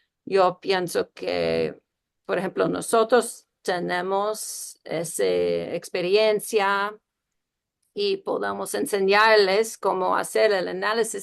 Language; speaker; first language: Spanish; early bilingual, heritage; Spanish